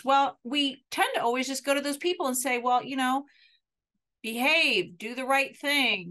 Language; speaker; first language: English; native; English